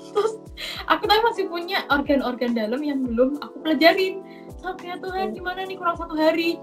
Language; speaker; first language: Indonesian; native; Indonesian